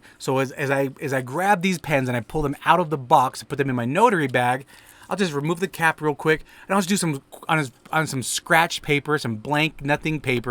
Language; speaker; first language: English; native; English